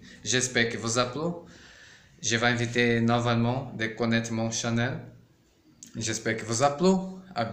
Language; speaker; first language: French; non-native, learner; Portuguese